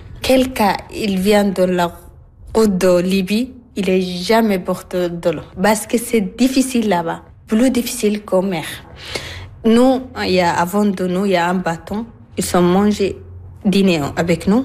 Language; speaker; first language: French; non-native, learner; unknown